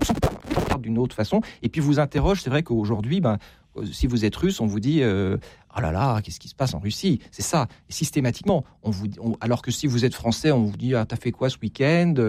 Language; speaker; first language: French; native; French